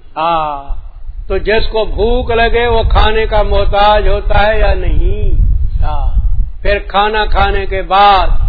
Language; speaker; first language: Urdu; non-native, local second language; Saraiki